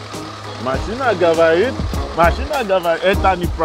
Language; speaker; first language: Russian; non-native, learner; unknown